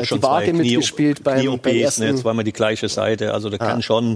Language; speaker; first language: German; native; German